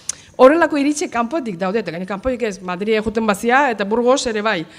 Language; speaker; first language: Basque; non-native, learner; Azerbaijani